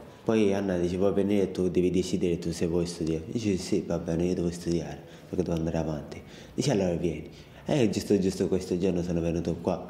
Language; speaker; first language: Italian; non-native, learner; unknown